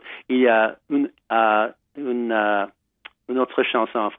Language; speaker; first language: French; non-native, learner; English